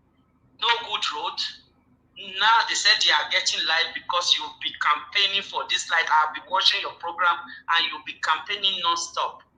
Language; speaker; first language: English; non-native, local second language; Bini